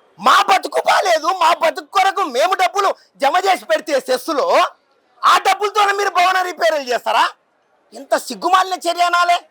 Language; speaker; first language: Telugu; native; Telugu